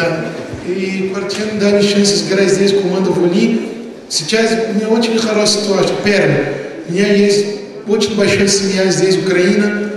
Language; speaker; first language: Russian; non-native, learner; Portuguese